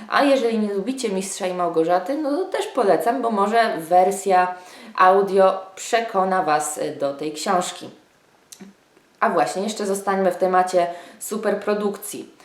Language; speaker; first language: Polish; native; Polish